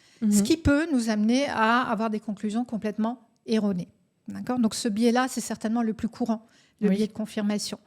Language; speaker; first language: French; native; French